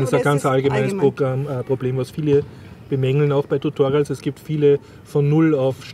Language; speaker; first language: German; native; German